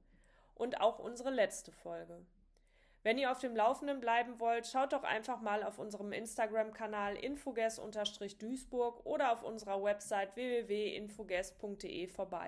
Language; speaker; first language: German; native; German